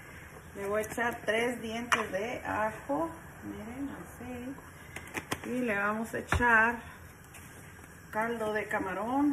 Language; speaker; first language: Spanish; native; Spanish